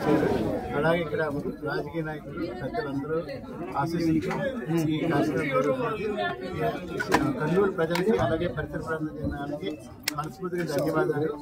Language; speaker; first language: Telugu; native; Telugu